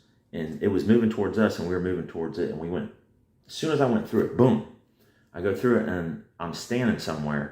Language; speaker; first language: English; native; English